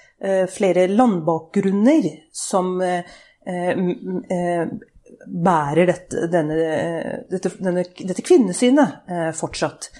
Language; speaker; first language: Norwegian; early bilingual, other home language; Urdu